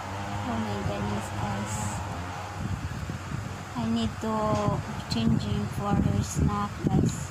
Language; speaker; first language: English; non-native, learner; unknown